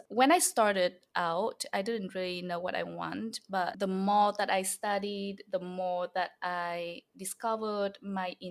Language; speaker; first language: English; non-native, fluent; Vietnamese